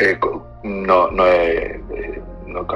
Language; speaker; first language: Italian; non-native, learner; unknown